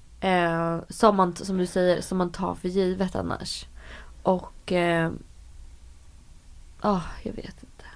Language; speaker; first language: Swedish; native; Swedish